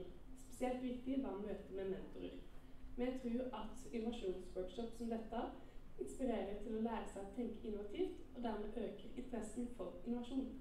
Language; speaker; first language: Norwegian; native; Norwegian